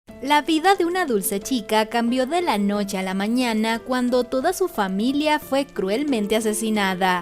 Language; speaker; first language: Spanish; native; Spanish